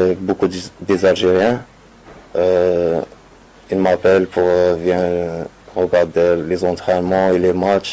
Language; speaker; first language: French; non-native, local second language; Arabic